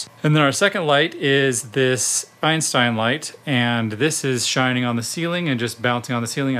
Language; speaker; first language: English; native; English